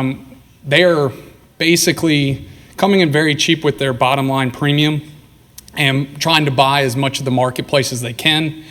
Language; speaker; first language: English; native; English